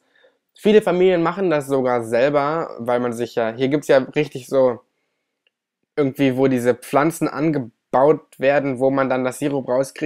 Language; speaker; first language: German; native; German